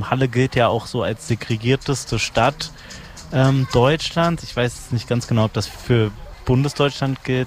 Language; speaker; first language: German; native; German